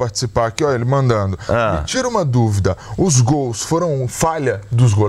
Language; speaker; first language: Portuguese; native; Portuguese